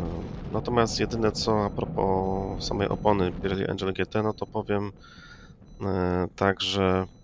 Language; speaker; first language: Polish; native; Polish